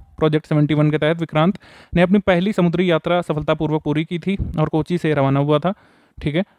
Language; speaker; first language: Hindi; native; Hindi